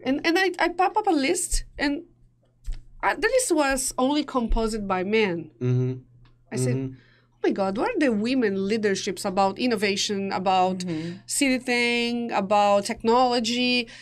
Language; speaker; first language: English; non-native, fluent; Portuguese